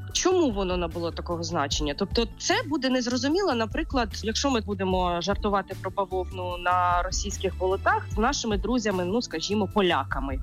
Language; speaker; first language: Ukrainian; native; Ukrainian